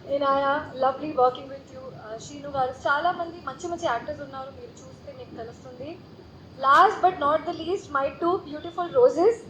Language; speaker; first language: Telugu; non-native, local second language; Hindi